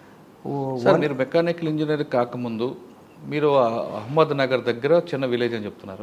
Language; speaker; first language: Telugu; native; Telugu